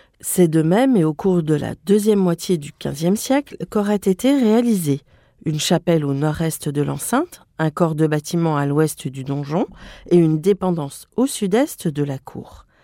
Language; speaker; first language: French; native; French